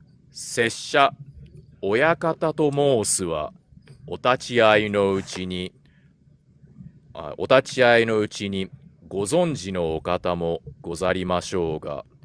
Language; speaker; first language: Japanese; native; Japanese